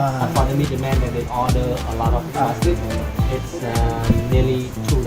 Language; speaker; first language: English; non-native, fluent; Khmer